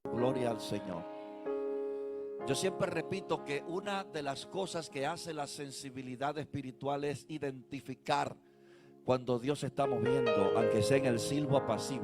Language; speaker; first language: Spanish; native; Spanish